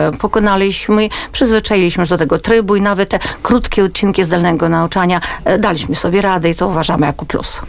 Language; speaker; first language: Polish; early bilingual, heritage; Polish